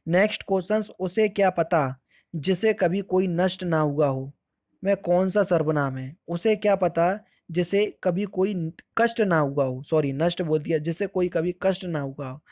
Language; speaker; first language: Hindi; native; Hindi